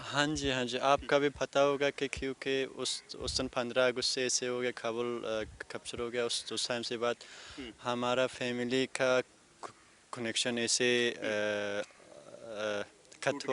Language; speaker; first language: Hindi; non-native, learner; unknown